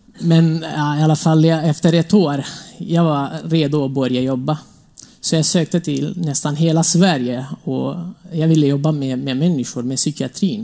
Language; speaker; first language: Swedish; non-native, fluent; Kurdish